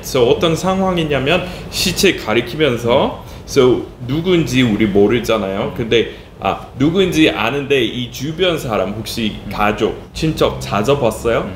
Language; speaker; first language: Korean; non-native, fluent; English